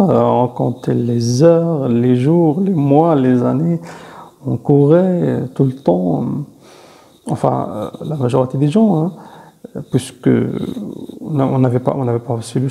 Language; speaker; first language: French; non-native, fluent; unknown